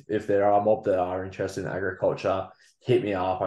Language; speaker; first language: English; native; English